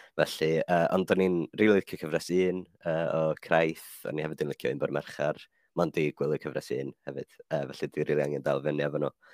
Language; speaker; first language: Welsh; non-native, fluent; Finnish